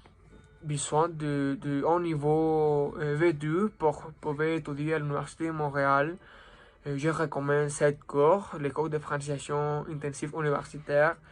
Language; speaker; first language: French; non-native, learner; Spanish